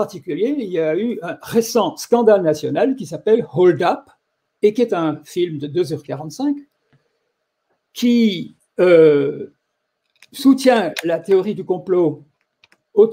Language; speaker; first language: French; native; French